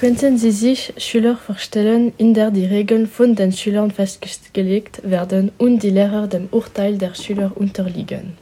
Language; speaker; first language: German; non-native, learner; French